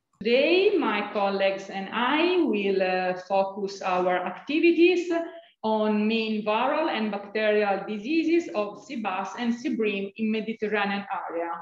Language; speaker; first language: English; non-native, fluent; Italian